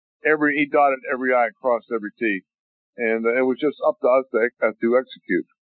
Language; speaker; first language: English; native; English